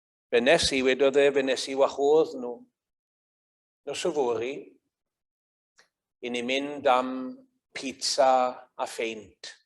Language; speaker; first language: Welsh; native; Welsh